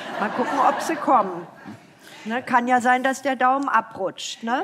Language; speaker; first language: German; native; German